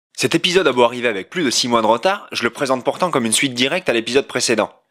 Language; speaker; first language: French; native; French